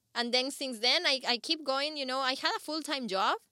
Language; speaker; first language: English; non-native, fluent; Spanish